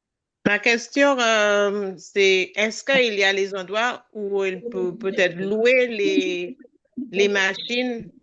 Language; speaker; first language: French; non-native, learner; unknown